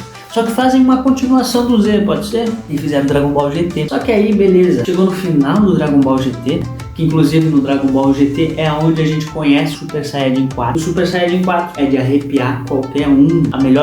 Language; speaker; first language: Portuguese; native; Portuguese